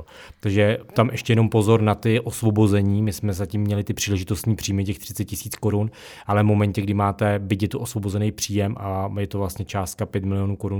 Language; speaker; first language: Czech; native; Czech